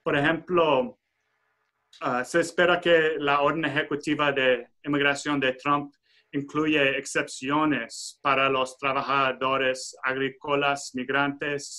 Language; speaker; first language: Spanish; non-native, fluent; English